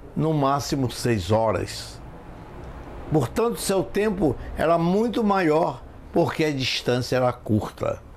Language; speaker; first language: Portuguese; native; Portuguese